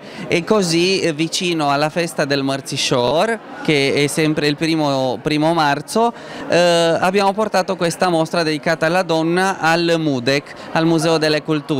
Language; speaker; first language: Italian; non-native, fluent; Romanian